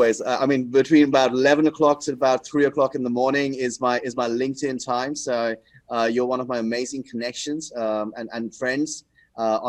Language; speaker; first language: English; non-native, local second language; Bangla